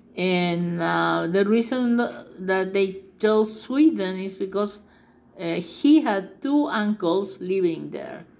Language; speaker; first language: English; non-native, fluent; Spanish